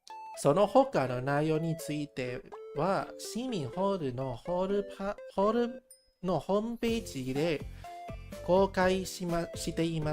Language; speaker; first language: Japanese; non-native, learner; English